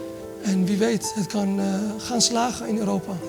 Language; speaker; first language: Dutch; early bilingual, other home language; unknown